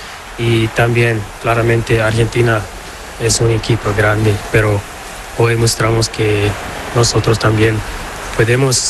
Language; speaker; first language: Spanish; non-native, fluent; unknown